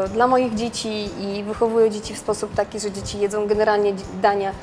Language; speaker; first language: Polish; non-native, fluent; Russian